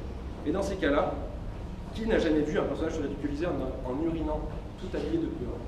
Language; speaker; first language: French; native; French